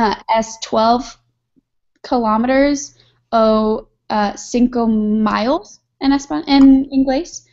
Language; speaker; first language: Spanish; non-native, learner; English